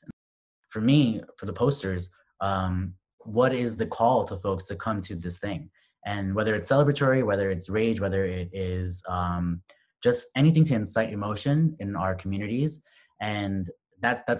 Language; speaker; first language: English; native; English